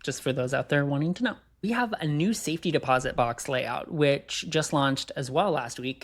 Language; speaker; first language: English; native; English